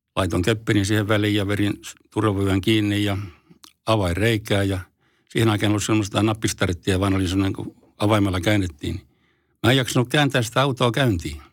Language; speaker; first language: Finnish; native; Finnish